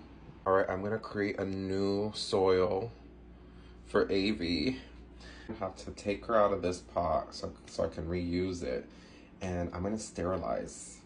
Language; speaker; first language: English; native; English